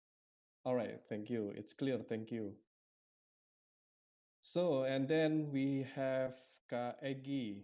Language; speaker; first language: English; non-native, fluent; Indonesian